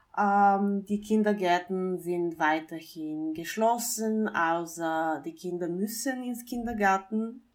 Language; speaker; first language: German; non-native, fluent; Bulgarian